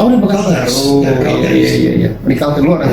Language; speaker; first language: Indonesian; native; Indonesian